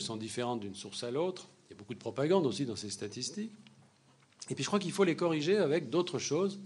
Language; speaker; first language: French; native; French